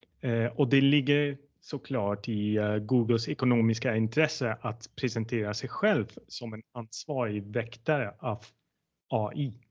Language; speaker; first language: Swedish; non-native, fluent; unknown